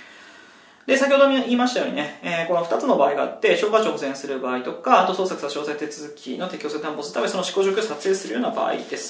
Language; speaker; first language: Japanese; native; Japanese